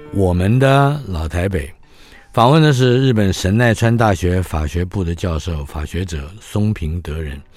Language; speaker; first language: Chinese; native; Chinese